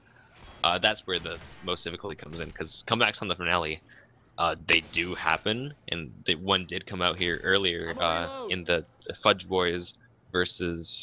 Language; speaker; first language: English; native; English